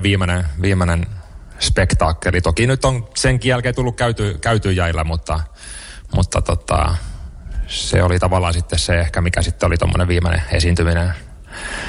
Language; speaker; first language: Finnish; native; Finnish